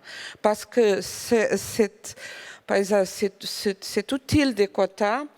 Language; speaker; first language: French; non-native, fluent; Portuguese